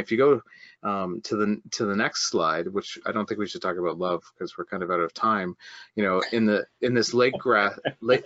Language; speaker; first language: English; native; English